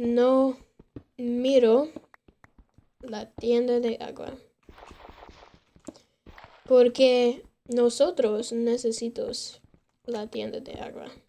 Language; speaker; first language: Spanish; non-native, learner; English